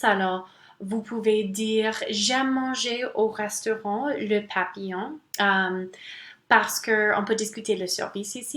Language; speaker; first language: French; non-native, local second language; English